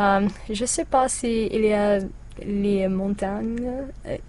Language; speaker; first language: French; non-native, learner; English